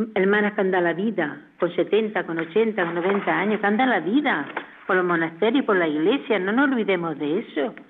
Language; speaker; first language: Spanish; native; Spanish